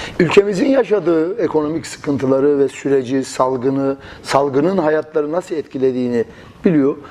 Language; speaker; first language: Turkish; native; Turkish